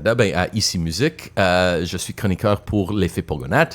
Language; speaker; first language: French; non-native, local second language; English